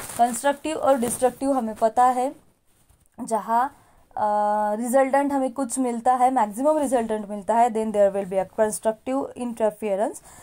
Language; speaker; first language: Hindi; non-native, local second language; Marathi